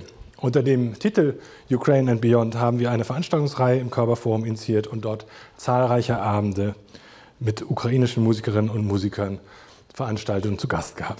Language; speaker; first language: German; native; German